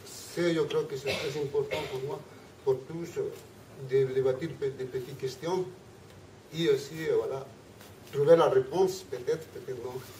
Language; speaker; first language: French; non-native, learner; Spanish